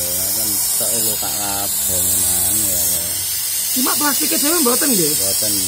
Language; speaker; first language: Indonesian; non-native, local second language; Javanese